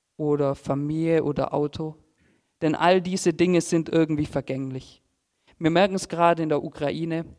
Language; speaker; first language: German; native; German